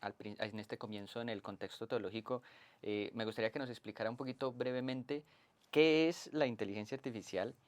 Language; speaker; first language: Spanish; native; Spanish